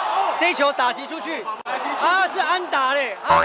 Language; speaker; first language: Chinese; native; Chinese